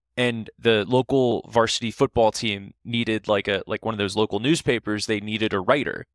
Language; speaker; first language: English; native; English